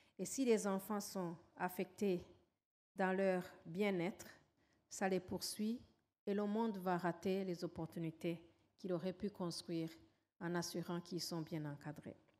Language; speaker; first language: French; non-native, local second language; Rundi